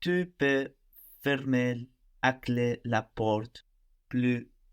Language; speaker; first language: French; non-native, learner; Spanish